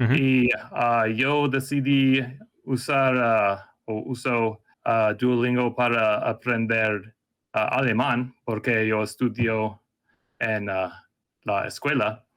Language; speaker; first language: Spanish; non-native, learner; English